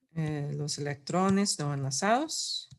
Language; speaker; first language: Spanish; non-native, fluent; English